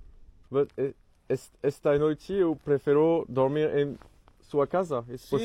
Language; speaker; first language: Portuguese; non-native, learner; French